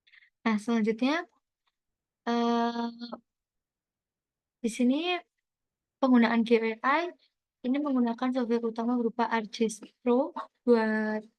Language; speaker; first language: Indonesian; native; Indonesian